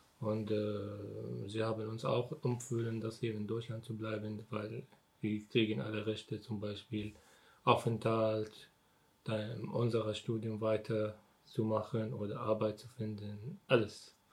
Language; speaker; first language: German; non-native, learner; Arabic